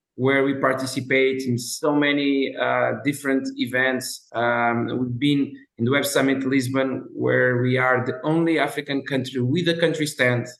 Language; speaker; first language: English; non-native, fluent; Portuguese